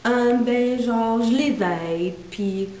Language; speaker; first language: French; non-native, local second language; English